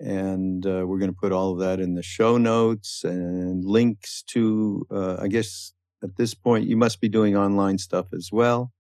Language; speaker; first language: English; native; English